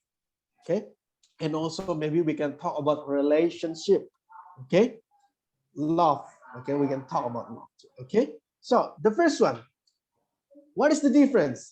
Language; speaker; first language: English; non-native, fluent; Indonesian